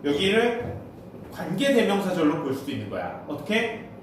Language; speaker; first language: Korean; native; Korean